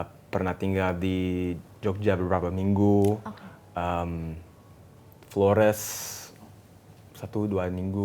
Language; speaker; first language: Indonesian; early bilingual, heritage; English